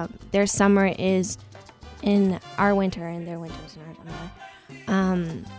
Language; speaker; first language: English; early bilingual, other home language; Spanish